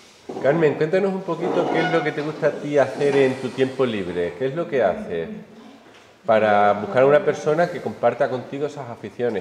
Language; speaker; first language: Spanish; native; Spanish